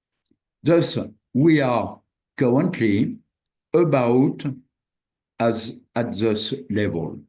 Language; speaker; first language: English; non-native, fluent; French